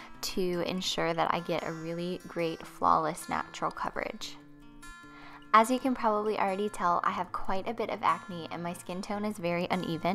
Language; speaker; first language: English; native; English